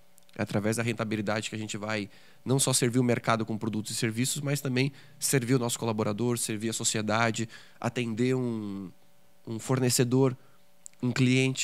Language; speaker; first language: Portuguese; native; Portuguese